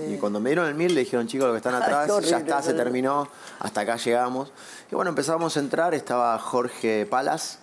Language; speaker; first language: Spanish; native; Spanish